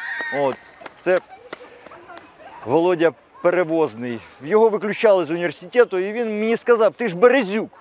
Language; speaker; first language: Ukrainian; native; Ukrainian